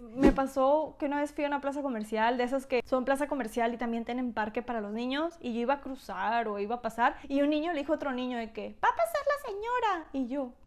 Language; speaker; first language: Spanish; native; Spanish